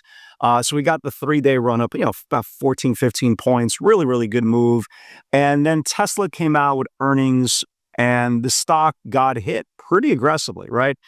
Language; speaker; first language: English; native; English